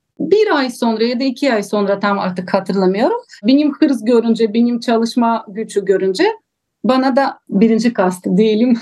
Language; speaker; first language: Turkish; non-native, learner; Russian